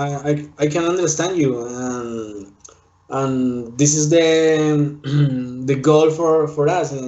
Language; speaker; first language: English; non-native, learner; Spanish